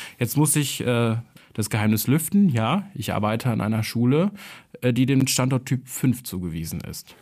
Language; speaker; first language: German; early bilingual, other home language; Albanian